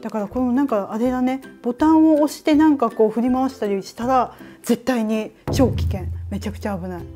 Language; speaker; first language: Japanese; native; Japanese